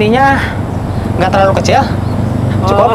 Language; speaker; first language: Indonesian; native; Indonesian